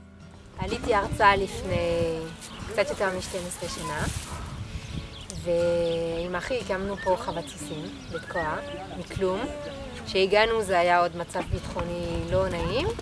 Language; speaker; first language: Hebrew; non-native, fluent; French